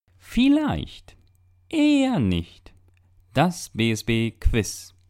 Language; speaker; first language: German; early bilingual, heritage; German